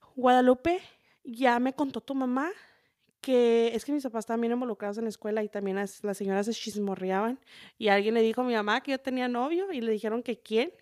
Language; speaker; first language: Spanish; early bilingual, heritage; Spanish